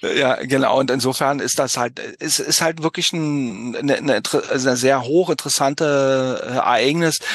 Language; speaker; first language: German; native; German